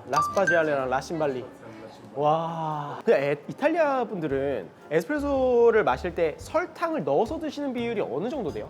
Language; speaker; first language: Korean; native; Korean